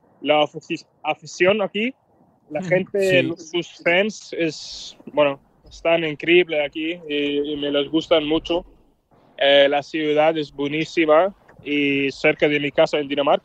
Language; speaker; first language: Spanish; non-native, fluent; Danish